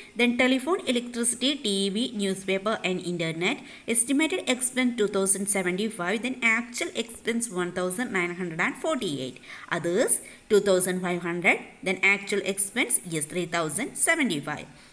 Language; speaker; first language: English; non-native, local second language; Malayalam